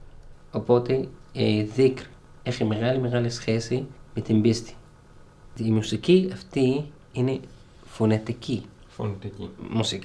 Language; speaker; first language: Greek; non-native, learner; Arabic